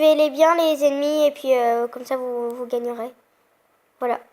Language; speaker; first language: French; native; French